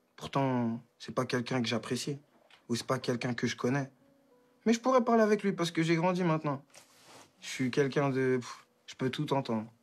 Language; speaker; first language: French; native; French